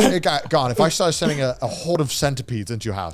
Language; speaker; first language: English; native; English